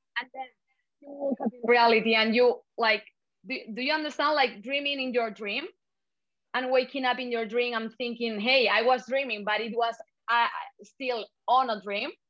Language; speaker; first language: English; non-native, fluent; Spanish